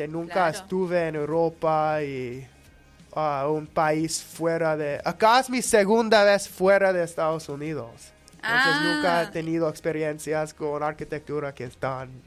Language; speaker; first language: Spanish; non-native, learner; English